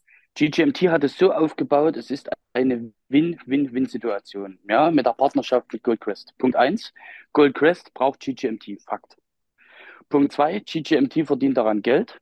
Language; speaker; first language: German; native; German